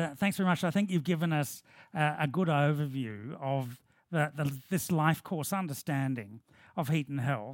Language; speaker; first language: English; native; English